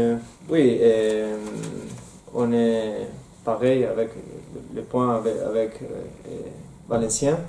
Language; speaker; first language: French; non-native, learner; Spanish